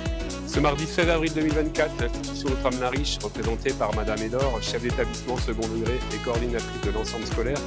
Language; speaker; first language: French; native; French